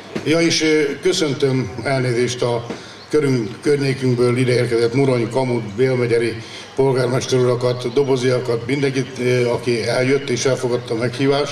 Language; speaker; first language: Hungarian; native; Hungarian